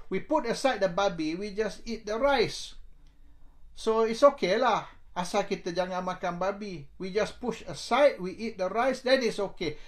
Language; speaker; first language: English; non-native, local second language; Malay